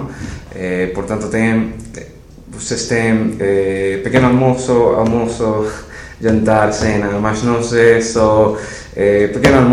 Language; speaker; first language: Portuguese; non-native, learner; Spanish